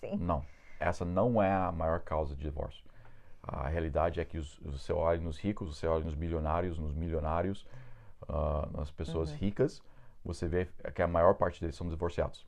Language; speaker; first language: Portuguese; non-native, fluent; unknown